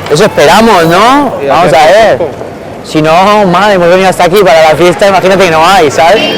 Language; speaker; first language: Spanish; native; Spanish